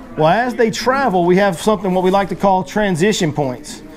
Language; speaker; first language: English; native; English